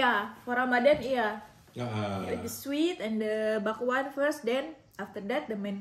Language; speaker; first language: English; non-native, learner; Indonesian